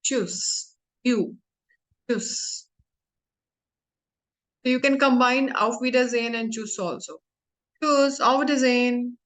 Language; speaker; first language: German; non-native, learner; Hindi